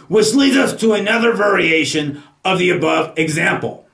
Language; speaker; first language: English; native; English